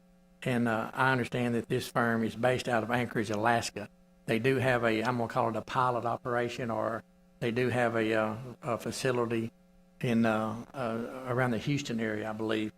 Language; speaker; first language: English; native; English